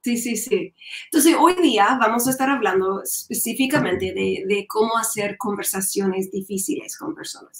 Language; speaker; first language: Spanish; non-native, learner; English